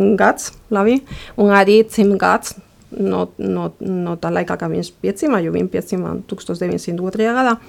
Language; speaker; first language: Latvian; non-native, fluent; Spanish